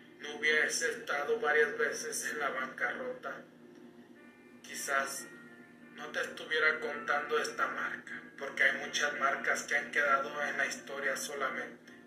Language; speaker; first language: Spanish; native; Spanish